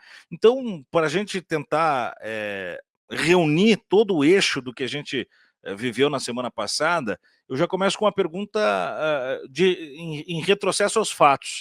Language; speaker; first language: Portuguese; native; Portuguese